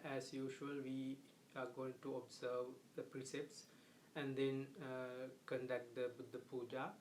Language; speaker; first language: English; non-native, local second language; Sinhala